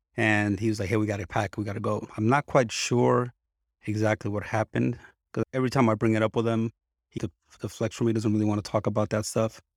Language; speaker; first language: English; early bilingual, other home language; Spanish